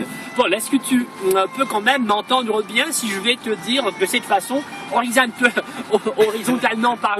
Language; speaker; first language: French; non-native, fluent; Russian